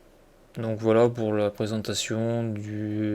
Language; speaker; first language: French; native; French